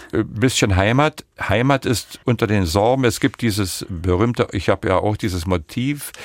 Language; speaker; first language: German; non-native, local second language; Upper Sorbian